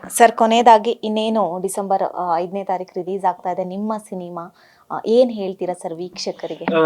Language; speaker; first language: Kannada; native; Kannada